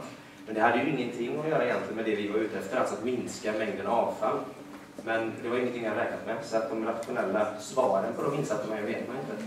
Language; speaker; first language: Swedish; native; Swedish